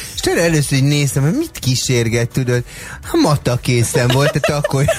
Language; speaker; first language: Hungarian; native; Hungarian